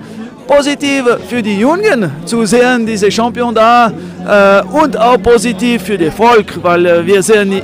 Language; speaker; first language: German; non-native, local second language; French